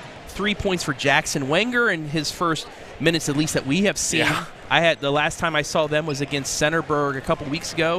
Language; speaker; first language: English; native; English